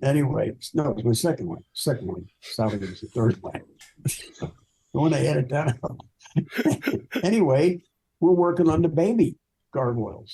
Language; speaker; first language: English; native; English